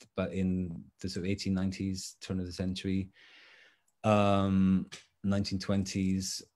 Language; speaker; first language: English; native; English